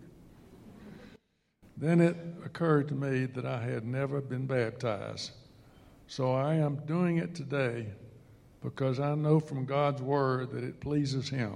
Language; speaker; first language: English; native; English